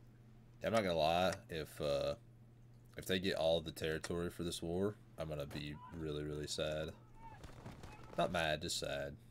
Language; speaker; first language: English; native; English